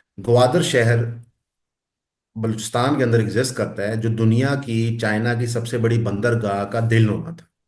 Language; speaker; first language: Urdu; non-native, local second language; Punjabi